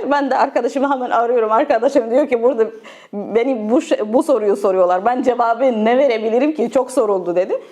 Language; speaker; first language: Turkish; non-native, fluent; Arabic